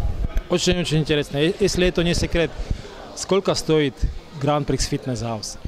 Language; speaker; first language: Russian; non-native, learner; Slovak